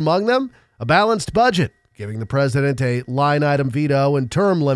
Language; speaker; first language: English; native; English